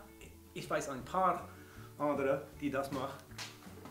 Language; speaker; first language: German; non-native, learner; English